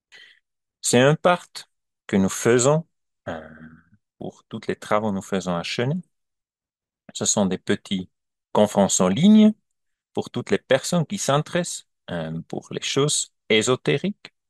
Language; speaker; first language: French; non-native, learner; German